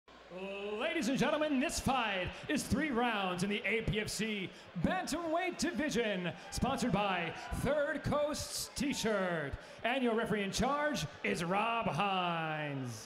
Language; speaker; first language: English; native; English